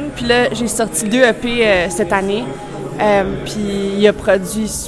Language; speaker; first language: French; native; French